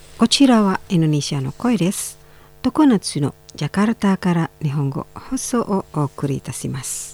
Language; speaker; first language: Japanese; non-native, fluent; Indonesian